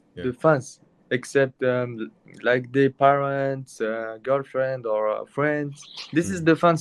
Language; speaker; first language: English; non-native, learner; Mongolian